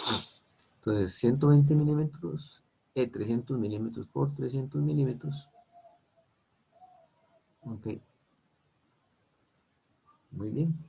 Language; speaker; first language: Spanish; native; Spanish